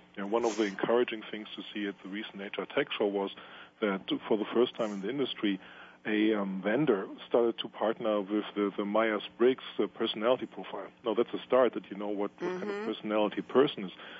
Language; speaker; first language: English; non-native, fluent; Italian